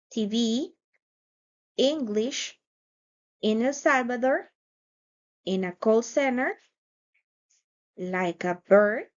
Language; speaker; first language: English; non-native, fluent; Spanish